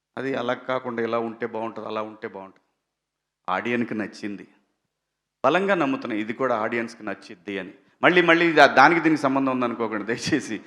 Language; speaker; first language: Telugu; native; Telugu